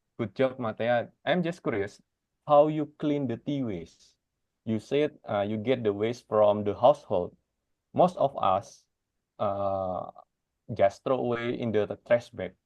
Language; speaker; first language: English; non-native, fluent; Indonesian